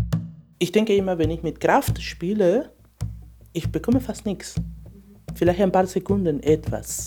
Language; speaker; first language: German; non-native, fluent; Spanish